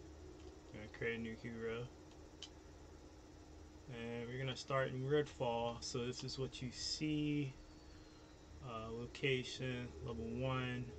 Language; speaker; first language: English; native; English